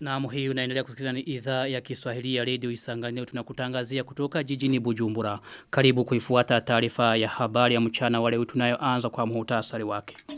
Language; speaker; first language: Swahili; non-native, local second language; Rundi